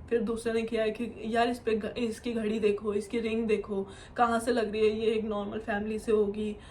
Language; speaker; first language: Hindi; native; Hindi